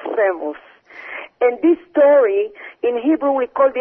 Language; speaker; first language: English; early bilingual, other home language; Arabic